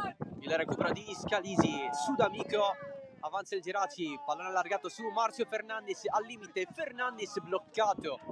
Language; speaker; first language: Italian; native; Italian